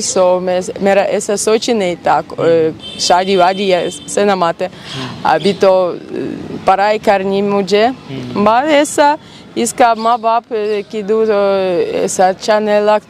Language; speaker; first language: Hindi; non-native, learner; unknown